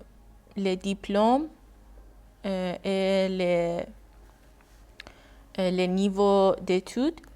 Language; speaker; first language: French; non-native, learner; Persian